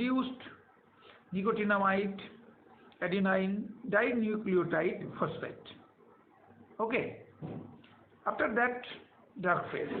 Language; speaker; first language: English; non-native, local second language; Bangla